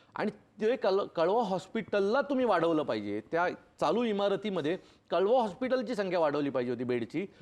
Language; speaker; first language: Marathi; native; Marathi